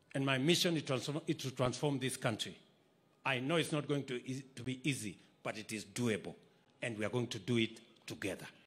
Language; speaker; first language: English; non-native, local second language; Swahili